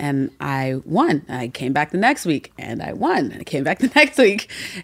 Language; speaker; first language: English; native; English